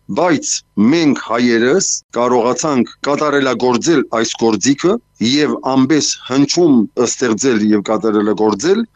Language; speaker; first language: Armenian; early bilingual, heritage; Armenian